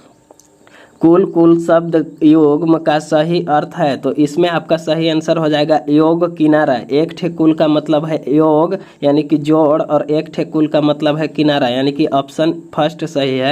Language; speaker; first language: Hindi; native; Hindi